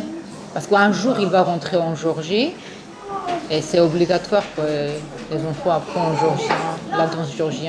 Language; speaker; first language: French; non-native, learner; Georgian